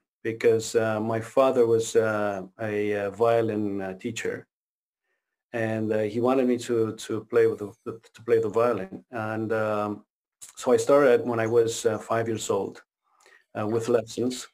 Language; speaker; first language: English; non-native, fluent; Romanian